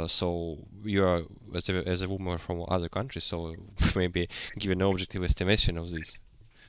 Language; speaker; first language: English; non-native, learner; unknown